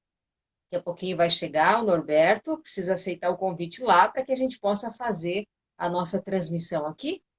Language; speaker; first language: Portuguese; native; Portuguese